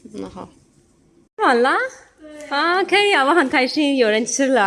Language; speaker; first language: Chinese; non-native, learner; Urdu